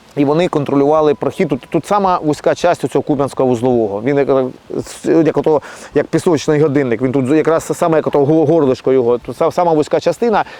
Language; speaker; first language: Ukrainian; native; Ukrainian